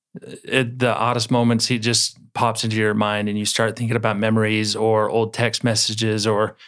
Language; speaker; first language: English; native; English